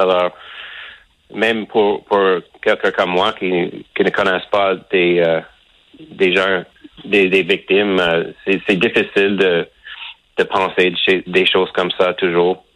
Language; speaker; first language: French; non-native, local second language; English